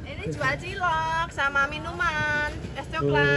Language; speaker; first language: Indonesian; native; Indonesian